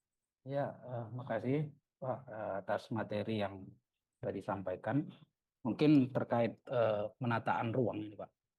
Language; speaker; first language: Indonesian; native; Indonesian